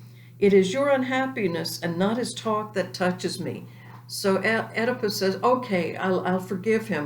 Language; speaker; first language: English; native; English